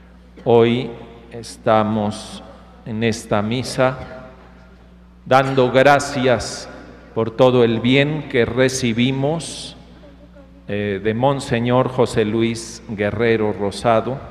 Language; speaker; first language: Spanish; native; Spanish